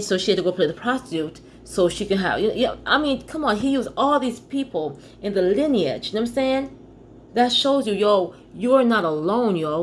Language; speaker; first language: English; native; English